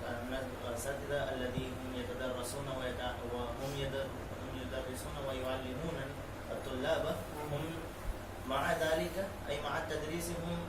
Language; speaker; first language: Arabic; non-native, learner; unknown